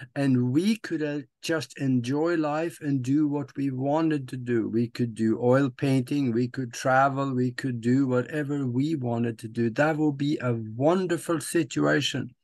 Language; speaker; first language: English; non-native, fluent; Norwegian